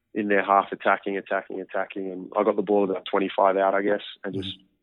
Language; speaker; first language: English; native; English